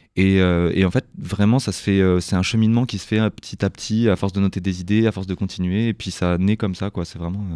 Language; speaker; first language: French; native; French